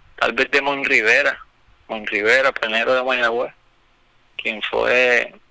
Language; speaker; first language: Spanish; native; Spanish